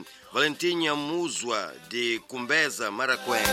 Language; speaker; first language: Portuguese; native; Portuguese